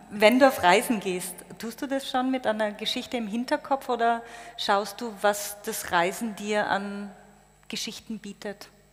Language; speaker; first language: German; native; German